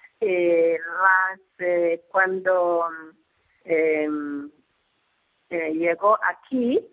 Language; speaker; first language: Spanish; non-native, learner; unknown